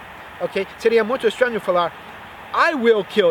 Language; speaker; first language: Portuguese; non-native, fluent; English